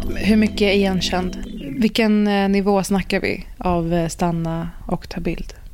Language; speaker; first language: Swedish; early bilingual, other home language; Persian